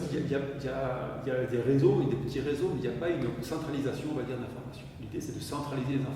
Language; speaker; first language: French; native; French